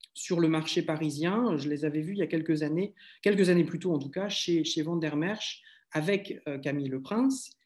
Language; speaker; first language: French; native; French